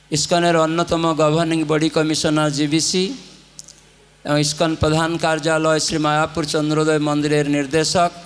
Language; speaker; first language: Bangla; non-native, fluent; Odia